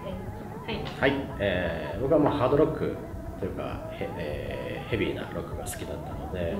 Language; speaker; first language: Japanese; native; Japanese